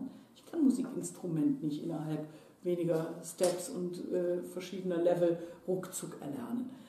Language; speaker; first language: German; native; German